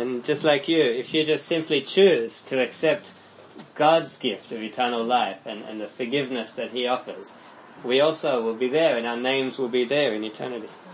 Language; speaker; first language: English; native; English